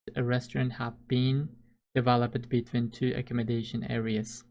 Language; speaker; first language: English; non-native, fluent; Uzbek